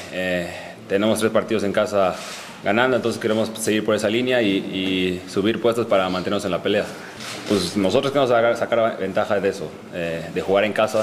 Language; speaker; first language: Spanish; native; Spanish